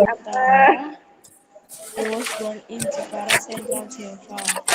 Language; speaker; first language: English; non-native, learner; Indonesian